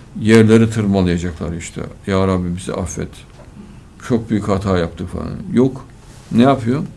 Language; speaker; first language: Turkish; native; Turkish